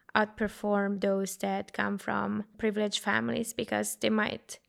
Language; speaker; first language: English; non-native, fluent; Italian